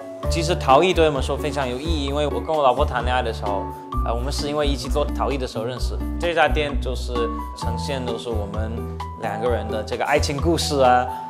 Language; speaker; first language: Chinese; non-native, fluent; English